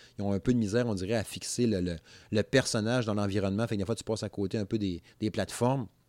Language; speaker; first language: French; native; French